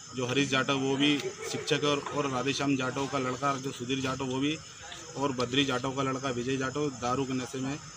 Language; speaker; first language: Hindi; native; Hindi